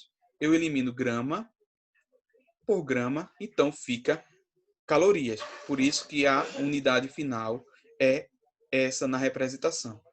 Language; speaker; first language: Portuguese; native; Portuguese